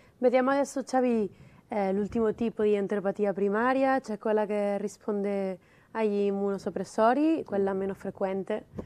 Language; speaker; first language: Italian; non-native, fluent; Spanish